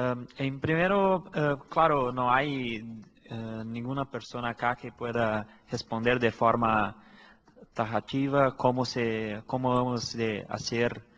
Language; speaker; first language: Spanish; non-native, fluent; Portuguese